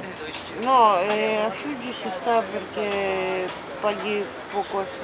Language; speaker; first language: Italian; non-native, learner; Bulgarian